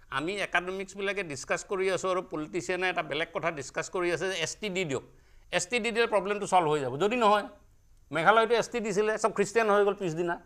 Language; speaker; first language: Assamese; native; Assamese